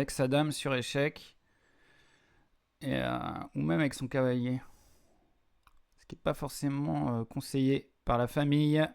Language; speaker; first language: French; native; French